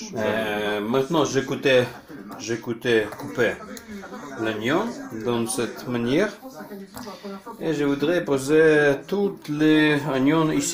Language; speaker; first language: French; non-native, learner; Ukrainian